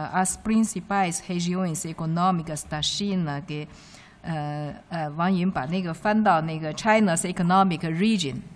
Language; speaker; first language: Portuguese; non-native, fluent; Chinese